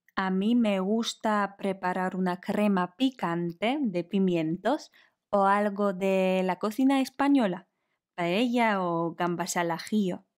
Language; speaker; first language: Spanish; non-native, fluent; Polish